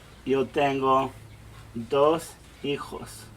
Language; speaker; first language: Spanish; non-native, fluent; English